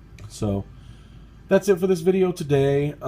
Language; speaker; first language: English; native; English